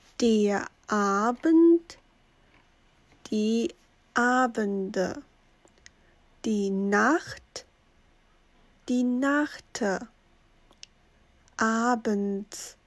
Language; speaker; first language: German; non-native, fluent; Chinese